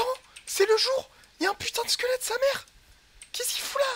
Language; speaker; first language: French; native; French